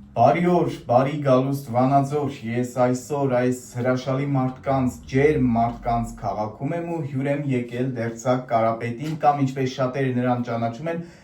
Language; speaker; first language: Armenian; native; Armenian